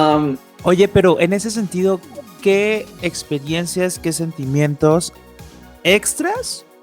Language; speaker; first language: Spanish; native; Spanish